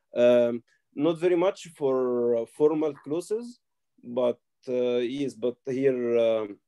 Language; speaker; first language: English; non-native, learner; Arabic